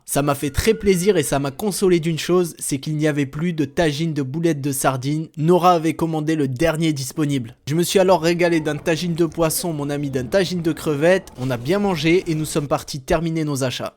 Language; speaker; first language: French; native; French